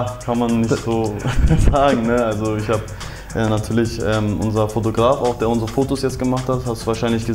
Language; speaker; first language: German; early bilingual, other home language; Turkish